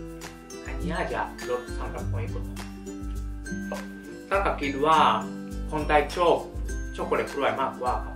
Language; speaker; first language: Thai; non-native, fluent; Japanese